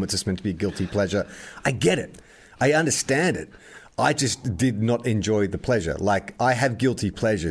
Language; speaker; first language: English; native; English